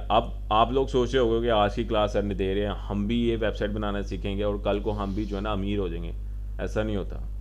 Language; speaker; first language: Urdu; non-native, local second language; Punjabi